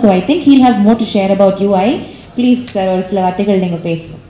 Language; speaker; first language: Tamil; native; Tamil